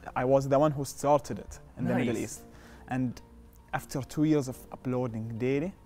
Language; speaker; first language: English; non-native, fluent; Arabic